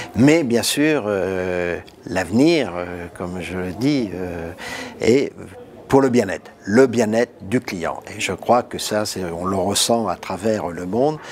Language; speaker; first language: French; native; French